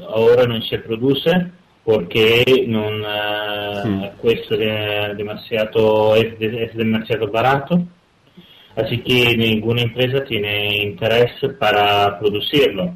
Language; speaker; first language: Spanish; non-native, fluent; Italian